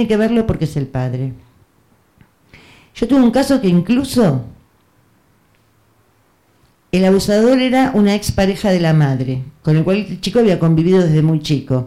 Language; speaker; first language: Spanish; native; Spanish